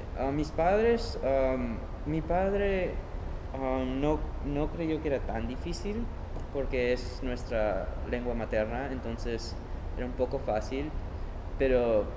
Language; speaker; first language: Spanish; early bilingual, heritage; Spanish